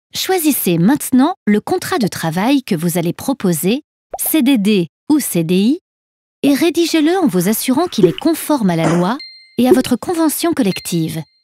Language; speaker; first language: French; native; French